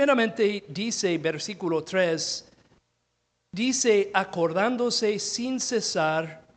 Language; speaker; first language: Spanish; non-native, fluent; English